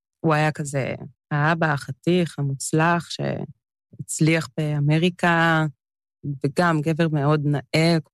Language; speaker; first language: Hebrew; early bilingual, other home language; English